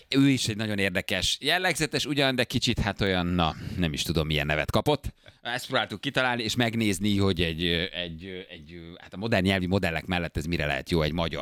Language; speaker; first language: Hungarian; native; Hungarian